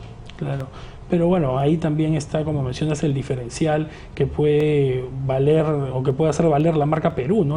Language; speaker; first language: Spanish; native; Spanish